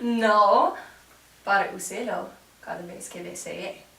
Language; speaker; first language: Spanish; non-native, learner; English